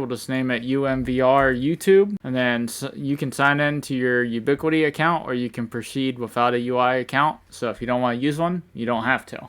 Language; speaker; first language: English; native; English